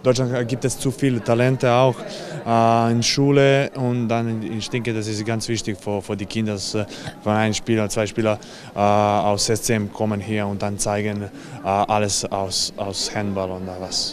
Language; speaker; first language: German; non-native, learner; Serbian